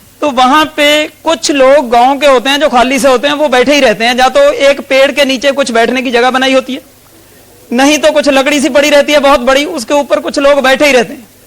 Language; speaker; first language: Hindi; non-native, local second language; Punjabi